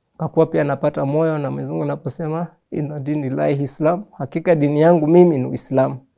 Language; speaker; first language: Swahili; native; Swahili